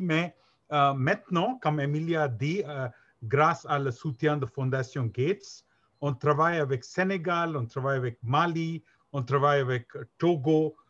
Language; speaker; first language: French; non-native, learner; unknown